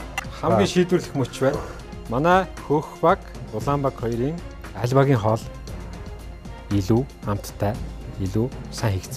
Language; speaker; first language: Mongolian; native; Mongolian